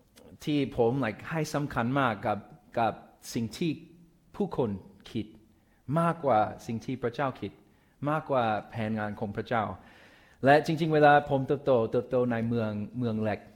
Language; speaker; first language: Thai; non-native, fluent; English